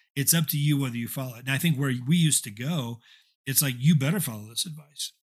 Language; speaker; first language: English; native; English